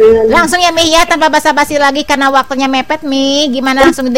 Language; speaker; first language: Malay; non-native, local second language; Sundanese